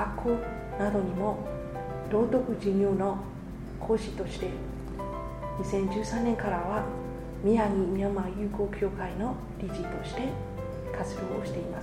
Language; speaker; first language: Japanese; non-native, fluent; Burmese